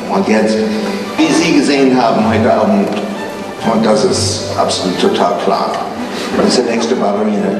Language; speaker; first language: German; non-native, fluent; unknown